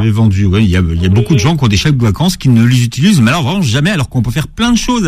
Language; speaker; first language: French; native; French